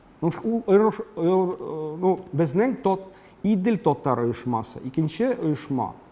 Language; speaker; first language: Tatar; early bilingual, heritage; Tatar